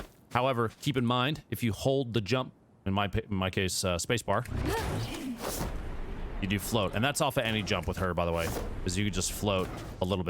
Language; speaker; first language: English; native; English